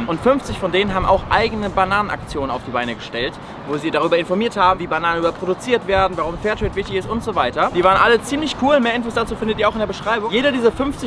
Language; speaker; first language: German; native; German